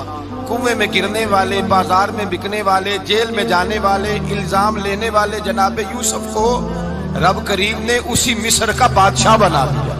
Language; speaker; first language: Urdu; non-native, local second language; Punjabi